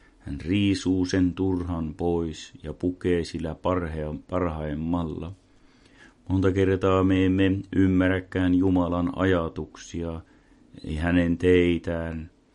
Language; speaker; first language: Finnish; non-native, local second language; Swedish